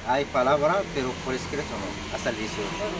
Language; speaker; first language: Spanish; non-native, learner; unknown